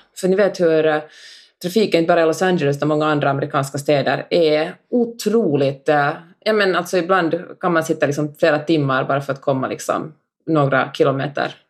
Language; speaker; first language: Swedish; native; Swedish